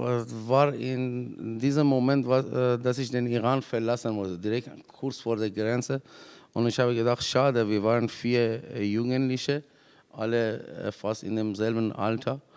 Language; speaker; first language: German; non-native, fluent; Persian